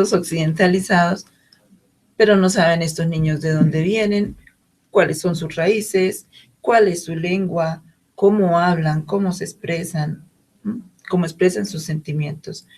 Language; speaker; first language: Spanish; native; Spanish